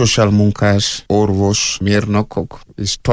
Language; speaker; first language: Hungarian; non-native, learner; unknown